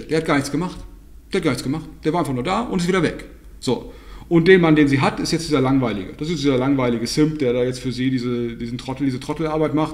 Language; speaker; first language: German; native; German